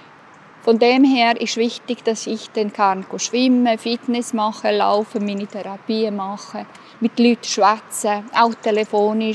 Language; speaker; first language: German; non-native, fluent; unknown